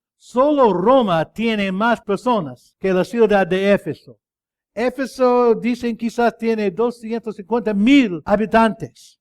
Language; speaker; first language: Spanish; non-native, fluent; English